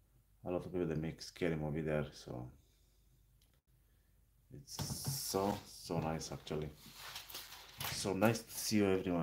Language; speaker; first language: English; non-native, learner; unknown